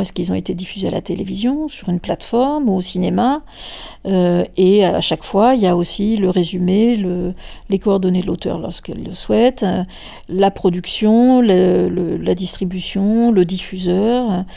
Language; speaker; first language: French; native; French